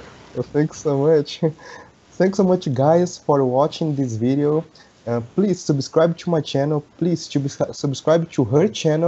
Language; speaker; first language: English; non-native, learner; Portuguese